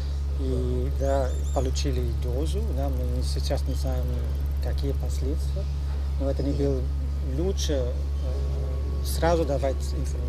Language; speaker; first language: Russian; non-native, learner; Dutch